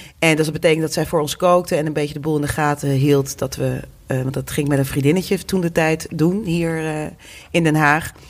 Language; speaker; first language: Dutch; native; Dutch